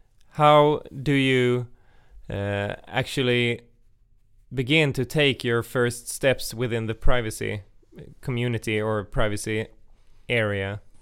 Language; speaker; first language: English; non-native, fluent; Swedish